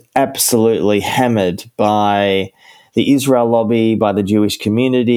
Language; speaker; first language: English; native; English